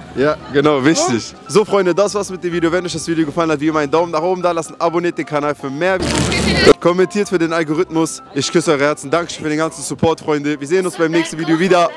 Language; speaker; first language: German; early bilingual, other home language; Turkish